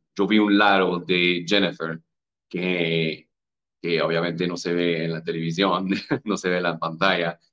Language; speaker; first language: Spanish; non-native, fluent; English